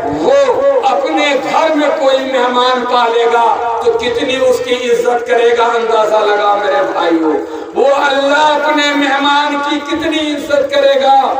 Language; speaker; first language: Urdu; non-native, local second language; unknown